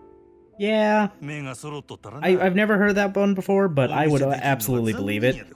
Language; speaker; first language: English; native; English